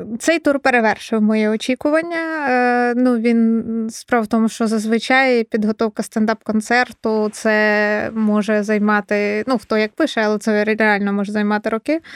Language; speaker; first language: Ukrainian; non-native, local second language; Russian